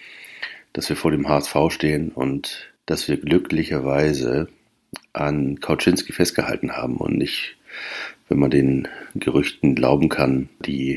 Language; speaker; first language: German; native; German